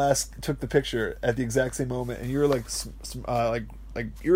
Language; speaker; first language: English; native; English